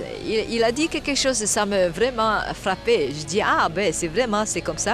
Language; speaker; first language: French; non-native, fluent; Chinese